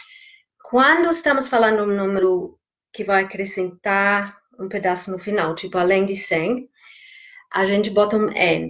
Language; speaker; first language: Portuguese; non-native, fluent; English